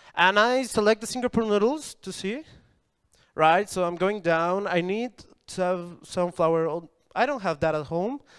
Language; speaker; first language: English; non-native, fluent; Spanish